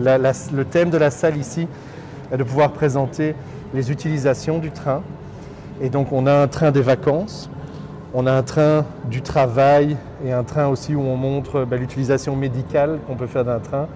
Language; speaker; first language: French; native; French